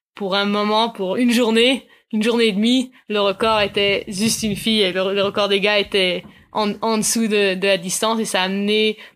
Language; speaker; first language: French; native; French